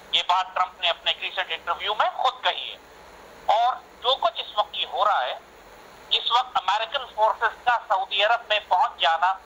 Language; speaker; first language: Urdu; native; Urdu